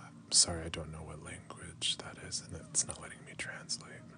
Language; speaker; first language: English; native; English